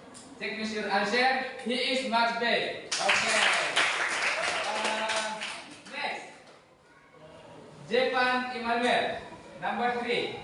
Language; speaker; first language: English; non-native, learner; Indonesian